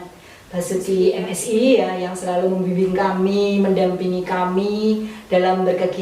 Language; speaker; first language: Indonesian; native; Indonesian